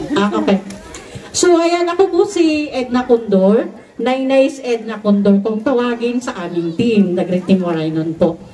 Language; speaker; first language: Filipino; non-native, local second language; Waray